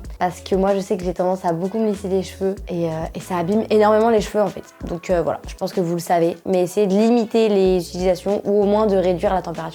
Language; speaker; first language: French; native; French